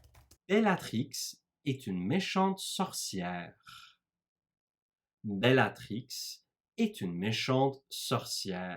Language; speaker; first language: French; non-native, fluent; Turkish